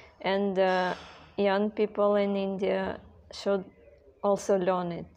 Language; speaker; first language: English; non-native, learner; Russian